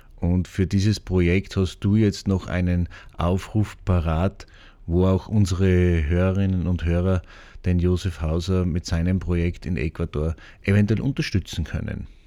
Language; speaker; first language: German; native; German